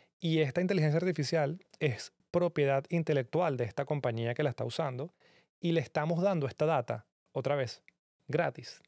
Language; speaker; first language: Spanish; native; Spanish